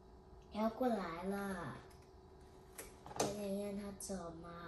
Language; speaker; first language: Chinese; early bilingual, heritage; Chinese